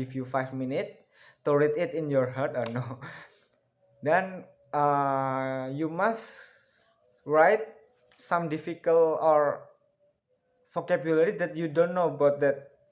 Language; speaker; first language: English; non-native, learner; Indonesian